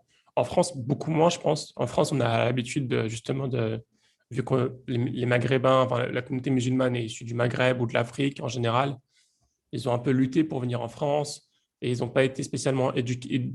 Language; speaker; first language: French; native; French